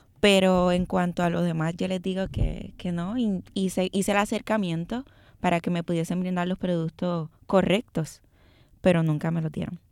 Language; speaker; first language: Spanish; native; Spanish